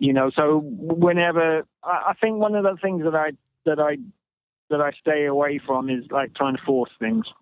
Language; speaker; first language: English; native; English